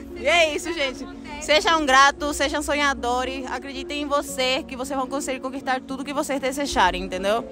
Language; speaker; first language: Portuguese; native; Portuguese